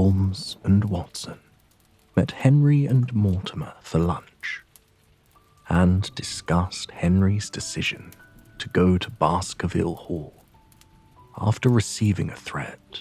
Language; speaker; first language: English; native; English